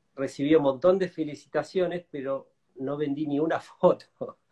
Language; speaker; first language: Spanish; native; Spanish